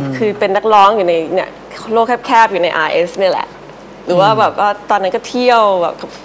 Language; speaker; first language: Thai; early bilingual, heritage; Thai